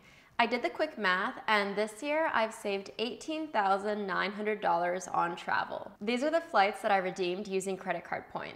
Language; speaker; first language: English; native; English